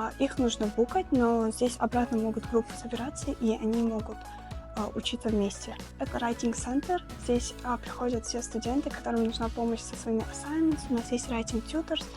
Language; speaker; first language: Russian; non-native, local second language; Tajik